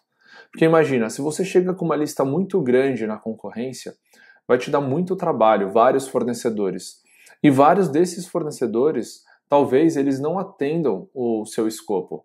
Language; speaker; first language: Portuguese; native; Portuguese